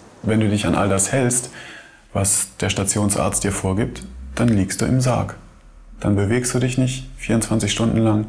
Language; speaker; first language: German; native; German